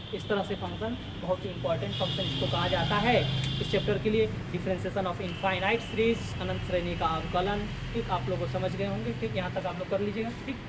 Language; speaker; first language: Hindi; native; Hindi